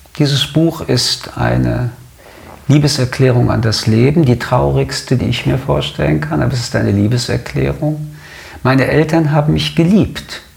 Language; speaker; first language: German; early bilingual, other home language; French